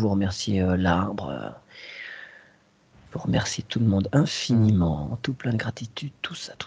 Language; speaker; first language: French; native; French